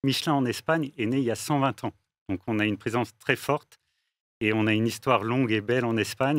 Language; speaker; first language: French; native; French